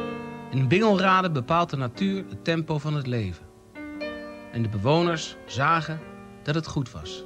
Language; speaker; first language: Dutch; native; Dutch